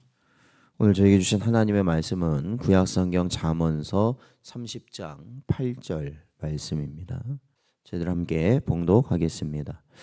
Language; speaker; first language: Korean; native; Korean